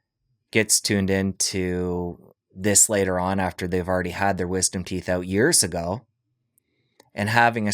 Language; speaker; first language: English; native; English